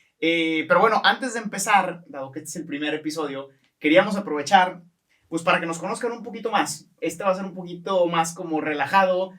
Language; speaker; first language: Spanish; native; Spanish